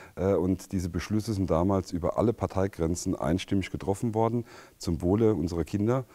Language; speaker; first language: German; native; German